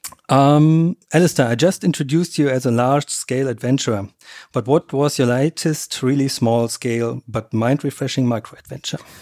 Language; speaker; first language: English; non-native, fluent; German